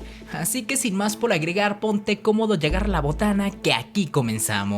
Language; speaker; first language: Spanish; native; Spanish